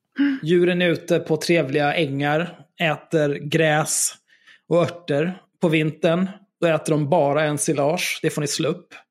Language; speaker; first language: Swedish; native; Swedish